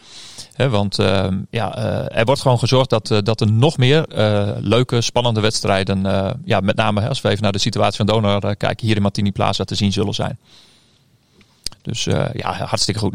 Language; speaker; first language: Dutch; native; Dutch